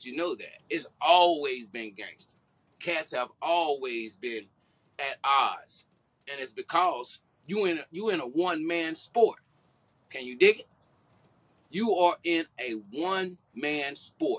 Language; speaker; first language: English; native; English